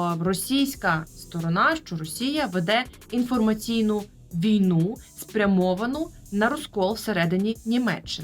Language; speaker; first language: Ukrainian; native; Ukrainian